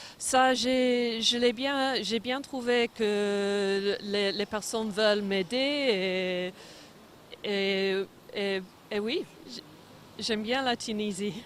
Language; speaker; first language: French; non-native, fluent; English